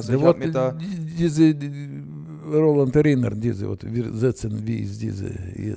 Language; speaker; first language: German; non-native, learner; Russian